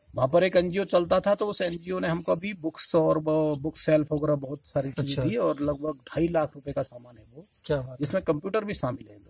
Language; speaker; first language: Hindi; native; Hindi